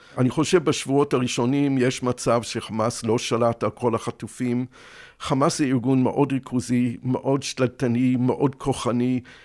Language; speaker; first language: Hebrew; non-native, fluent; English